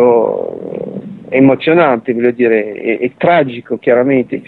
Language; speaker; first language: Italian; early bilingual, heritage; Italian